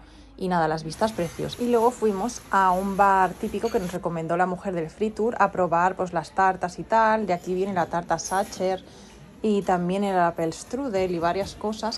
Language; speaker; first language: Spanish; native; Spanish